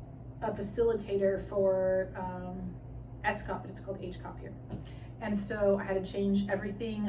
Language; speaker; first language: English; native; English